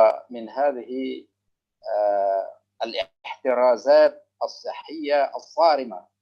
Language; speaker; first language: Arabic; non-native, local second language; Indonesian